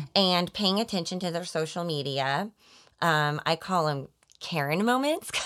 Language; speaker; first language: English; native; English